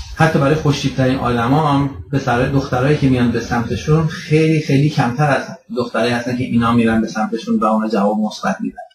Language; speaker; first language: Persian; early bilingual, heritage; Persian